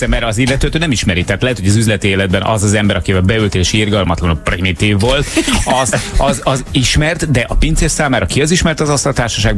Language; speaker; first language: Hungarian; native; Hungarian